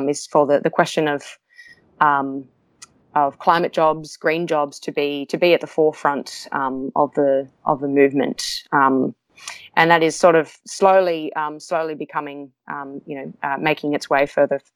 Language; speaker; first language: English; native; English